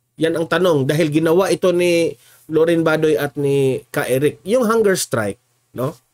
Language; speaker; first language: Filipino; native; Filipino